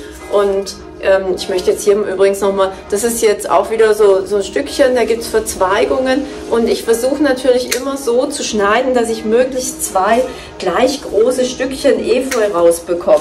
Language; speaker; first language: German; native; German